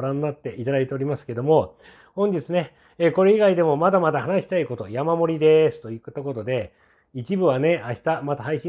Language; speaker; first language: Japanese; native; Japanese